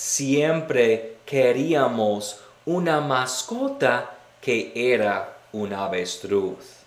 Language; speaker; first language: Spanish; non-native, fluent; English